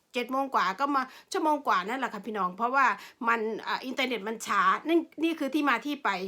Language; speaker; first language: Thai; non-native, local second language; Northeastern Thai